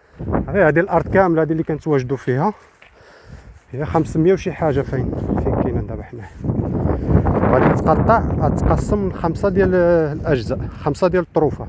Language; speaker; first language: Arabic; native; Arabic